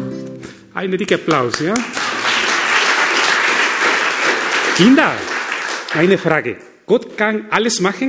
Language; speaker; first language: German; non-native, fluent; Spanish